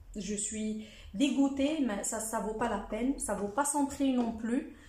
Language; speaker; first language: French; non-native, local second language; Arabic